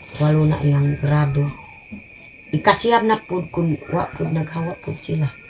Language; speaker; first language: Cebuano; non-native, local second language; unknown